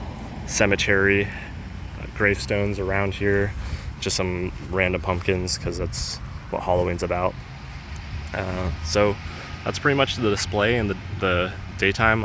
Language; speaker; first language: English; native; English